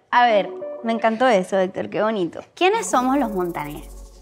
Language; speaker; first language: Spanish; early bilingual, heritage; Spanish